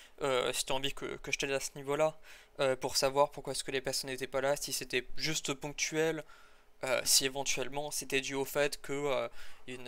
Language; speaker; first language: French; native; French